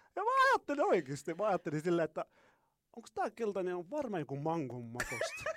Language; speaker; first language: Finnish; non-native, fluent; Arabic